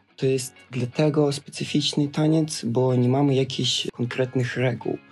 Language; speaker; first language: Polish; non-native, fluent; Russian